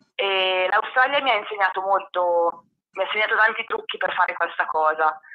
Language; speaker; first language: Italian; native; Italian